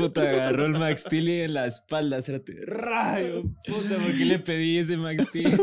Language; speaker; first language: Spanish; native; Spanish